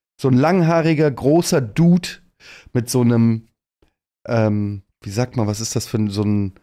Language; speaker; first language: German; native; German